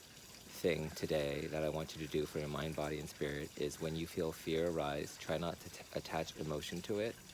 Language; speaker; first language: English; native; English